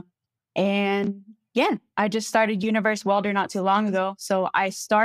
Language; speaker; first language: English; native; English